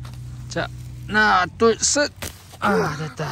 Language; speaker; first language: Korean; native; Korean